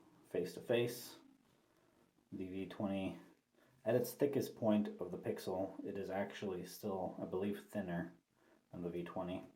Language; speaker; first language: English; native; English